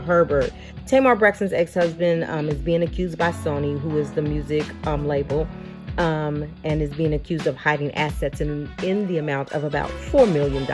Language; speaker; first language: English; native; English